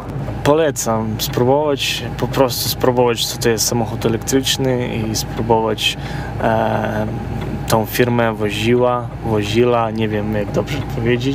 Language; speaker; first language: Polish; non-native, fluent; Ukrainian